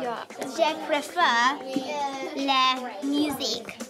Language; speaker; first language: French; non-native, learner; English